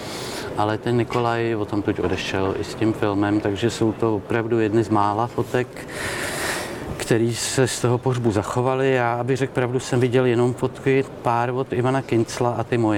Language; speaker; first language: Czech; native; Czech